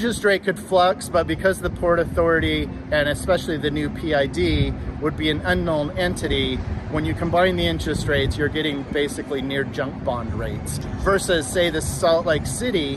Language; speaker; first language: English; native; English